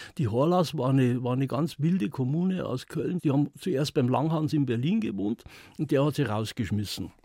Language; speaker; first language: German; native; German